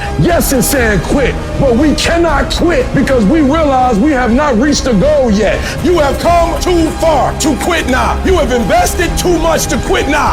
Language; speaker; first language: English; native; English